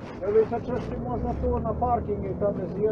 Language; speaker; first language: Russian; non-native, learner; Polish